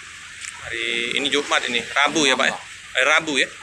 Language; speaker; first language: Indonesian; native; Indonesian